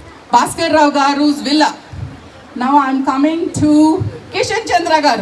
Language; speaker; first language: English; non-native, local second language; Telugu